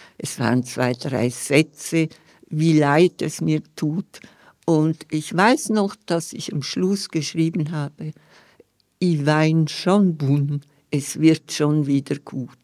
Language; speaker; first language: German; non-native, local second language; Romansh